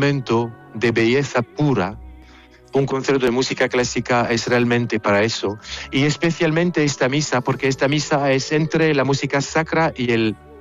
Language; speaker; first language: Spanish; non-native, fluent; French